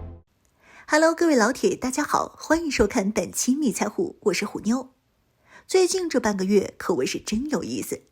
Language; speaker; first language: Chinese; native; Chinese